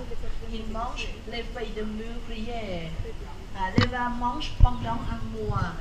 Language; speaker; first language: French; non-native, learner; Thai